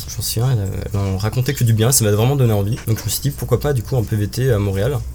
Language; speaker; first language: French; native; French